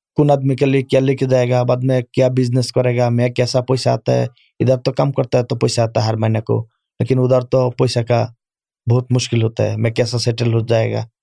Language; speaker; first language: Urdu; non-native, learner; Bangla